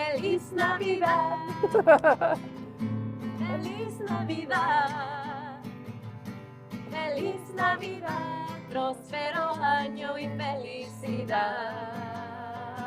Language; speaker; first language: Spanish; early bilingual, other home language; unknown